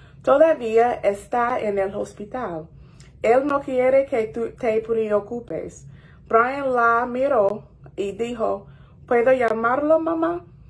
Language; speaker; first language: Spanish; non-native, fluent; English